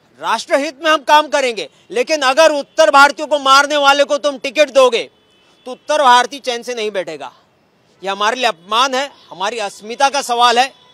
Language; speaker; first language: Hindi; native; Hindi